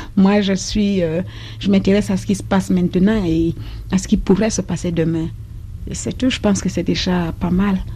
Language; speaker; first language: French; non-native, local second language; Basaa